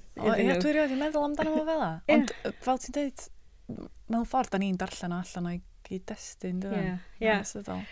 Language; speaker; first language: Welsh; native; Welsh